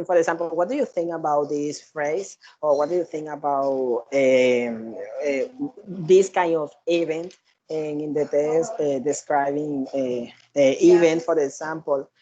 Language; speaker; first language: English; non-native, learner; Spanish